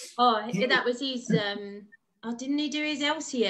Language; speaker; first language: English; native; English